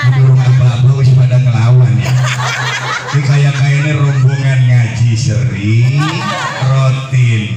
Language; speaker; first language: Javanese; non-native, local second language; Sundanese